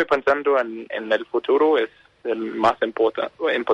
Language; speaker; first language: Spanish; non-native, learner; Danish